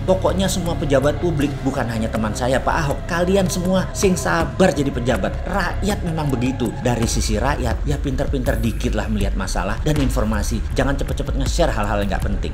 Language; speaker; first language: Indonesian; non-native, local second language; Javanese